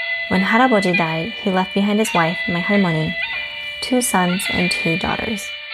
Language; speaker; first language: English; early bilingual, other home language; Korean